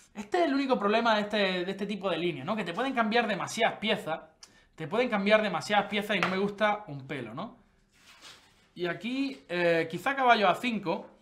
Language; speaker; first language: Spanish; native; Spanish